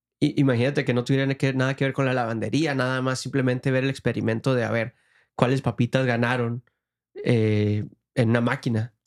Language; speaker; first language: Spanish; early bilingual, heritage; Spanish